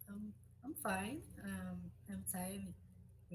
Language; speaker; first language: English; non-native, learner; Portuguese